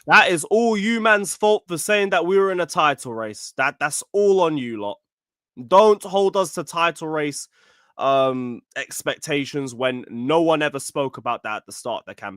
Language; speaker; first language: English; native; English